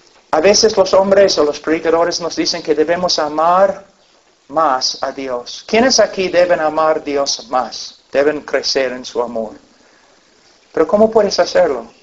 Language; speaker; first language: Spanish; non-native, fluent; English